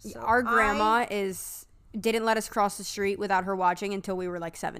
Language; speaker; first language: English; native; English